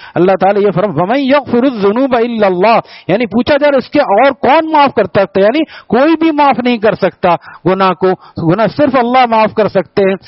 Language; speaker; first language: Urdu; native; Urdu